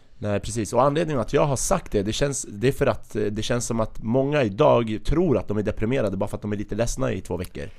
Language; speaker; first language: Swedish; early bilingual, other home language; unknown